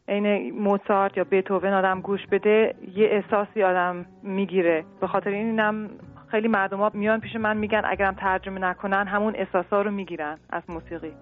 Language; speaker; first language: Persian; early bilingual, heritage; Persian